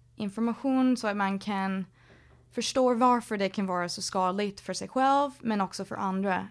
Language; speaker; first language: Swedish; non-native, fluent; English